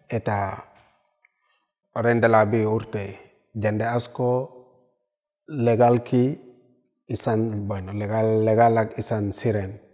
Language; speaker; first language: Basque; non-native, learner; Wolof